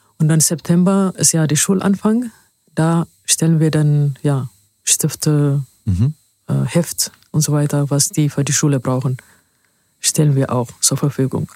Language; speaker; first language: German; non-native, fluent; Amharic